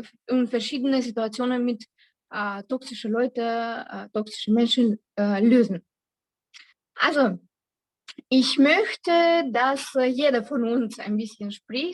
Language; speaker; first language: German; non-native, learner; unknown